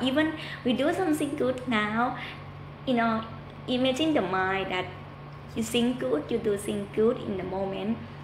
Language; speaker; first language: English; non-native, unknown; Thai